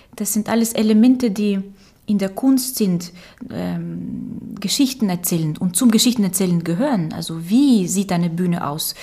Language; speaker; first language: German; early bilingual, other home language; Romanian